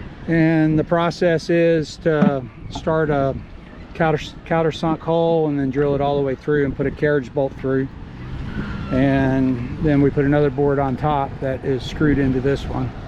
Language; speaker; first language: English; native; English